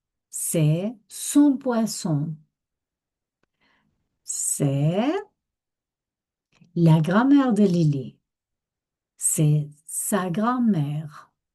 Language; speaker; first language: French; non-native, fluent; Spanish